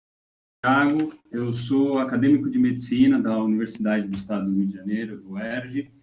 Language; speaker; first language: Portuguese; native; Portuguese